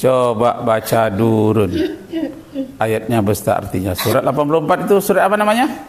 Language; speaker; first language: Indonesian; native; Indonesian